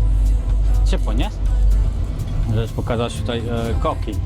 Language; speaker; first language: Polish; non-native, learner; French